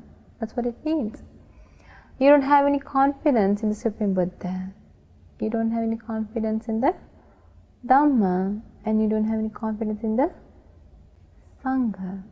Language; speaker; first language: English; non-native, local second language; Sinhala